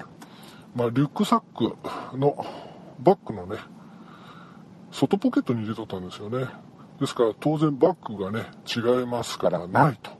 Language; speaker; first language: Japanese; native; Japanese